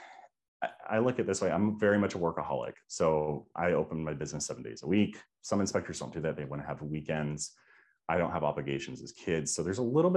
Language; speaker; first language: English; native; English